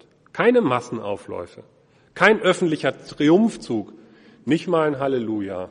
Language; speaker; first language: German; native; German